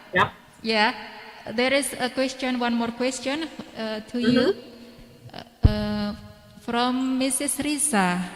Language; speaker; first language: English; non-native, learner; Indonesian